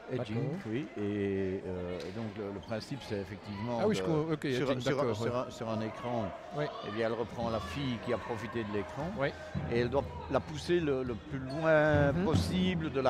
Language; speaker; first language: French; native; French